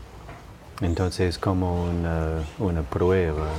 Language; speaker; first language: Spanish; non-native, fluent; English